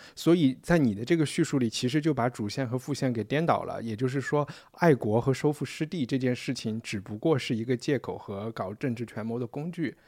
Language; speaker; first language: Chinese; native; Chinese